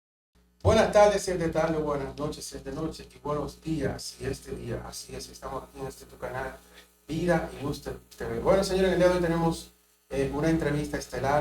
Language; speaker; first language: Spanish; native; Spanish